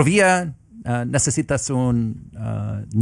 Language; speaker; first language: Spanish; non-native, learner; English